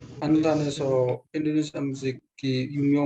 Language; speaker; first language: Korean; non-native, learner; Indonesian